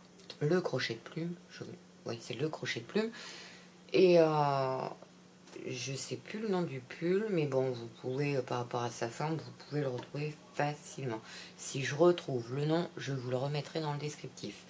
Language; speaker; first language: French; native; French